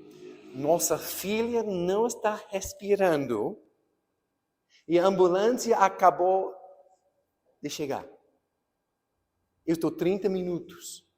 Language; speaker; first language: Portuguese; non-native, fluent; English